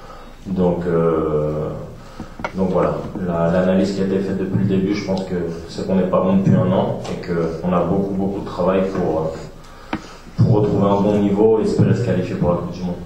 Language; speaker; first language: French; native; French